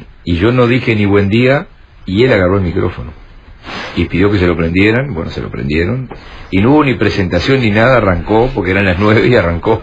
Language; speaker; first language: Spanish; native; Spanish